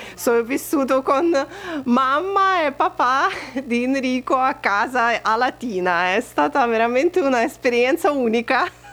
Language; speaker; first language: Italian; non-native, fluent; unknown